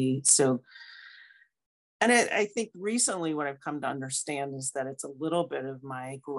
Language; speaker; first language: English; native; English